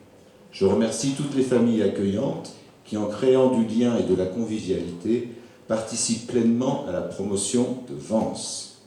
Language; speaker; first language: French; native; French